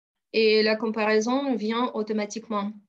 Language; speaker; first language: French; non-native, fluent; Russian